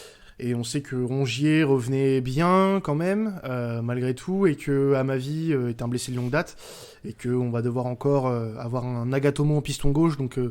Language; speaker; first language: French; native; French